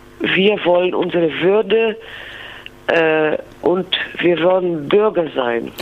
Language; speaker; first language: German; non-native, fluent; Greek